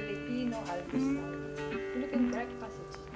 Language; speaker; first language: Korean; non-native, learner; Filipino